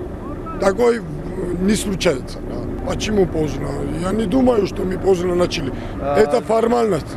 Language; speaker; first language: Russian; non-native, fluent; Georgian